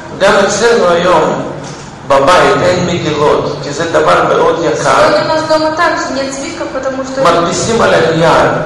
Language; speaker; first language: Hebrew; non-native, fluent; Russian